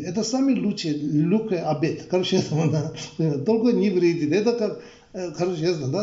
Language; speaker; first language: Russian; non-native, learner; Tibetan